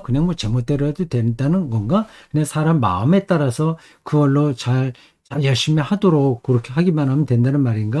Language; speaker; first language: Korean; native; Korean